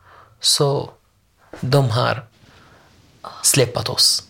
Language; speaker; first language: Swedish; non-native, learner; Arabic